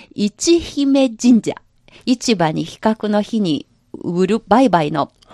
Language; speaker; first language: Japanese; non-native, fluent; Chinese